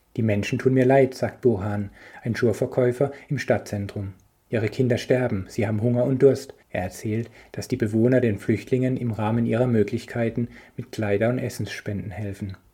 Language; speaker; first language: German; native; German